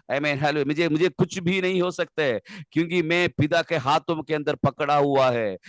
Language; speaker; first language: Hindi; non-native, local second language; Malayalam